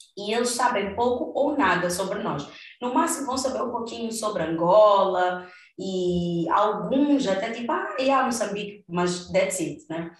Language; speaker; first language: Portuguese; native; Portuguese